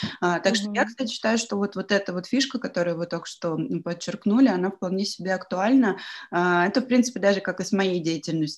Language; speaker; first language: Russian; native; Russian